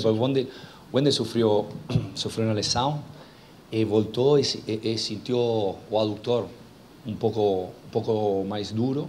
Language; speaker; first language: Portuguese; non-native, fluent; Spanish